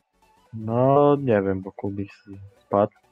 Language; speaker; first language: Polish; native; Polish